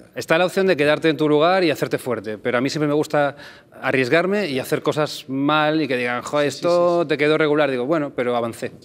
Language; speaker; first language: Spanish; native; Spanish